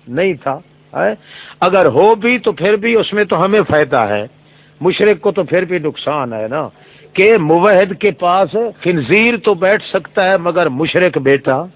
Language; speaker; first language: Urdu; non-native, local second language; Saraiki